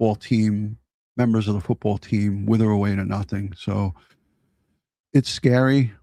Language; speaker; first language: English; native; English